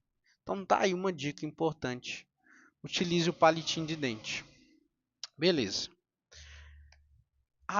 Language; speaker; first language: Portuguese; native; Portuguese